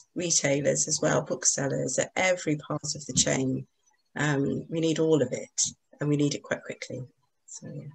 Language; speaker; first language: English; native; English